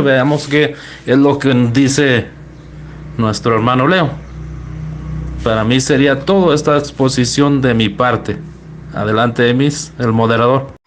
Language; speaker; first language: Spanish; native; Spanish